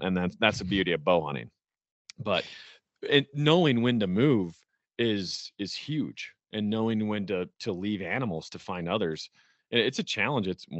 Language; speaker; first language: English; native; English